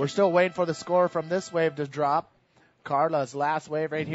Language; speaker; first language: English; native; English